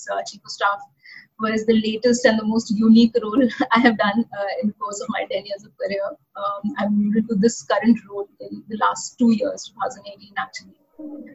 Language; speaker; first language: English; non-native, local second language; Hindi